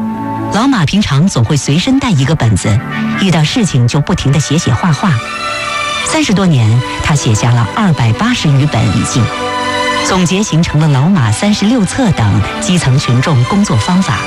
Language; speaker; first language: Chinese; native; Chinese